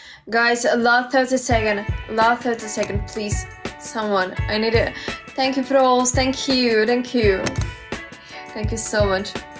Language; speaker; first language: English; non-native, learner; Russian